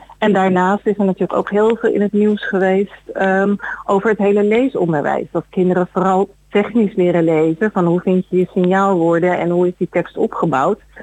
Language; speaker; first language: Dutch; native; Dutch